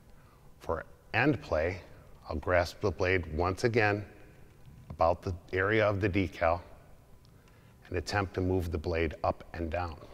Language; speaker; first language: English; native; English